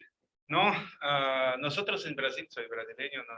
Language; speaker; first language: Spanish; non-native, fluent; Portuguese